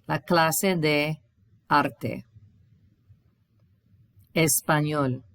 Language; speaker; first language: Spanish; non-native, fluent; English